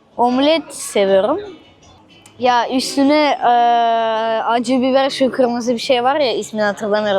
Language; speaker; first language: Turkish; early bilingual, other home language; Russian